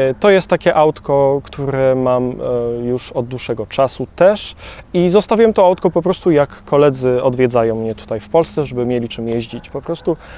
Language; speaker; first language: Polish; early bilingual, heritage; Polish